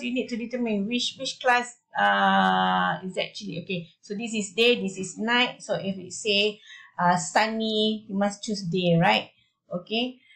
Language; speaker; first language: English; non-native, local second language; Malay